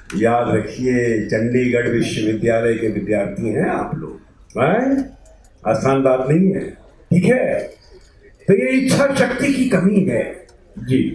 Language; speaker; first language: Hindi; native; Hindi